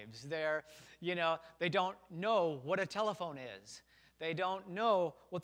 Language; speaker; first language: English; native; English